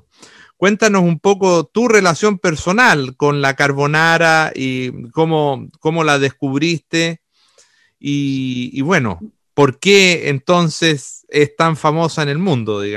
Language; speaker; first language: Spanish; non-native, fluent; Italian